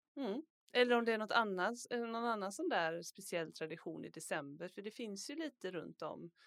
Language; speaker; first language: Swedish; native; Swedish